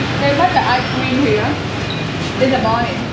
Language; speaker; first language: English; non-native, learner; Vietnamese